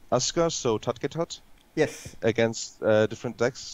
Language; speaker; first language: English; non-native, fluent; German